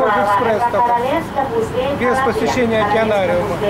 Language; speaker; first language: Russian; native; Russian